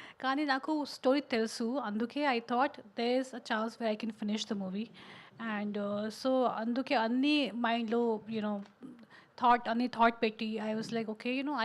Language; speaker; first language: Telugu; non-native, local second language; Hindi